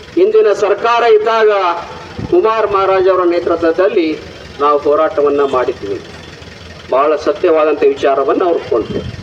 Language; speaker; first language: Kannada; non-native, local second language; Lambadi